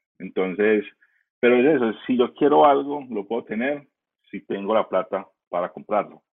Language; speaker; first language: Spanish; early bilingual, heritage; Spanish